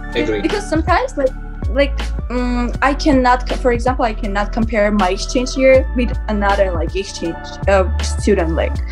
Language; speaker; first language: English; non-native, fluent; Armenian